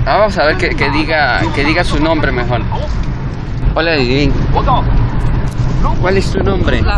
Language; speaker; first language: Spanish; native; Spanish